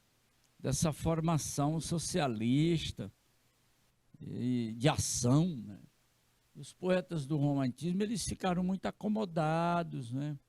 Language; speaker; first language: Portuguese; native; Portuguese